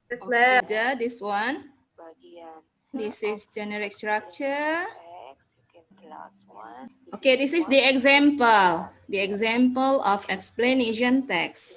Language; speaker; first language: English; non-native, learner; Indonesian